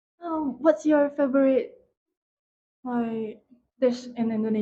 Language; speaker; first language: English; non-native, learner; Indonesian